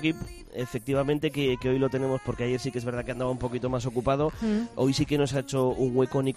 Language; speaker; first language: Spanish; native; Spanish